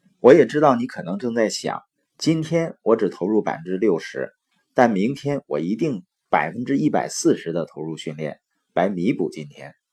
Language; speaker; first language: Chinese; native; Chinese